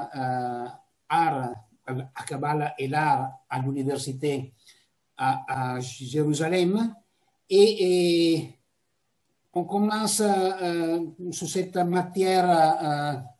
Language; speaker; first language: French; non-native, fluent; Italian